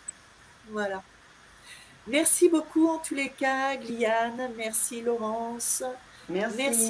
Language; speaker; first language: French; native; French